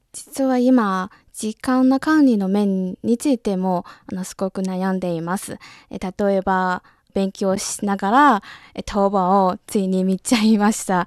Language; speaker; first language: Japanese; non-native, fluent; Chinese